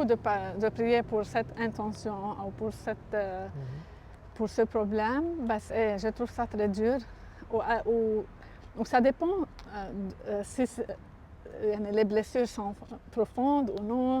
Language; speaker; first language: French; non-native, local second language; Arabic